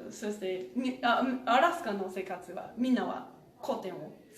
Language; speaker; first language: Japanese; non-native, learner; English